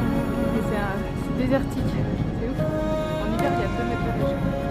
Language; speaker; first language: French; native; French